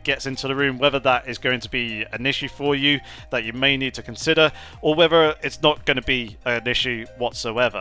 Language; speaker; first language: English; native; English